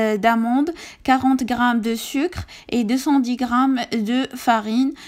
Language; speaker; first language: French; non-native, local second language; Arabic